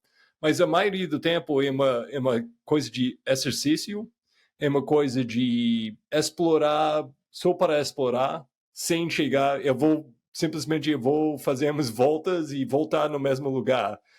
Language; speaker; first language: Portuguese; non-native, fluent; English